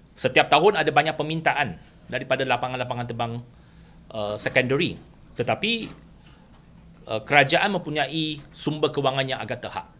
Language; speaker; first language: Malay; non-native, local second language; Chinese